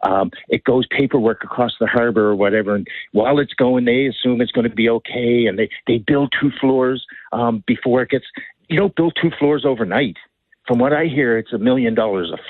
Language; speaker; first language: English; native; English